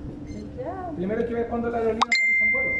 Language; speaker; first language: Spanish; native; Spanish